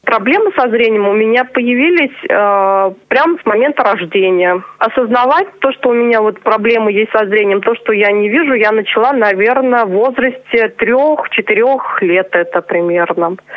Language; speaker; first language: Russian; non-native, local second language; Chuvash